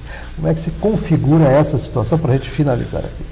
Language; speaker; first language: Portuguese; native; Portuguese